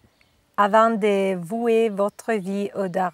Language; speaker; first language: French; non-native, learner; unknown